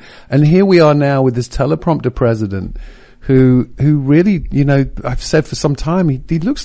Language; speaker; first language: English; native; English